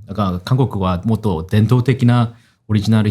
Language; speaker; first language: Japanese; non-native, fluent; Korean